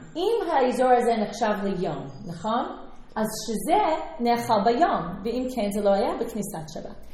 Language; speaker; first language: Hebrew; non-native, fluent; English